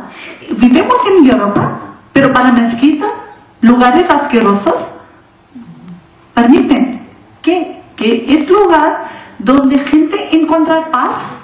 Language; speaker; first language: Spanish; non-native, learner; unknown